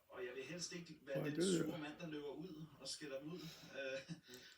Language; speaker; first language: Danish; native; Danish